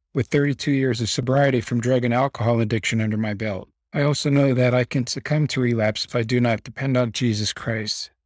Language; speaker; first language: English; native; English